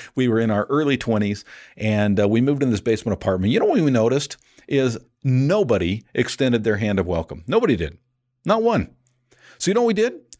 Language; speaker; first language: English; native; English